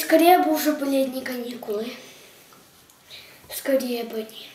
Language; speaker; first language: Russian; native; Russian